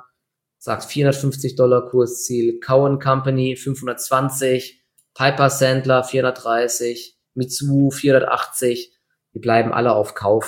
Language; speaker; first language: German; native; German